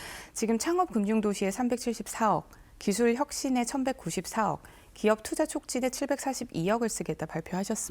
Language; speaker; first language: Korean; native; Korean